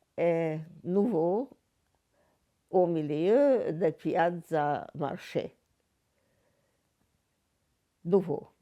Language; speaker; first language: French; non-native, learner; Hungarian